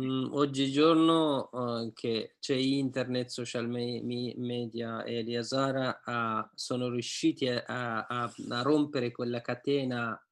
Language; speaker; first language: Italian; non-native, fluent; Persian